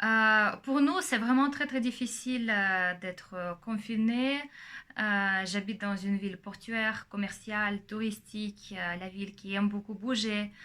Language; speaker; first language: French; non-native, fluent; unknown